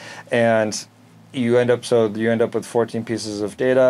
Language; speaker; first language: English; native; English